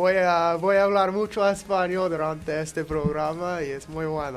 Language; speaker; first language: Spanish; non-native, learner; English